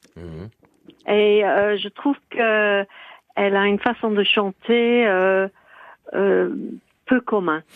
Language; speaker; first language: French; non-native, fluent; English